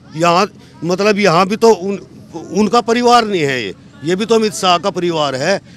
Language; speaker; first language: Hindi; native; Hindi